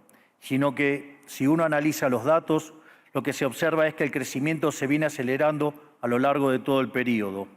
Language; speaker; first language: Spanish; native; Spanish